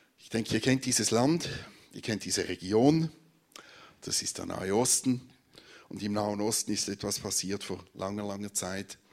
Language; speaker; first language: German; native; German